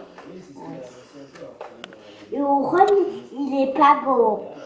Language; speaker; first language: French; native; French